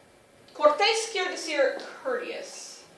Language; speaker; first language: Spanish; non-native, fluent; English